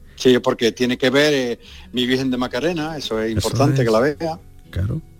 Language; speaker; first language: Spanish; native; Spanish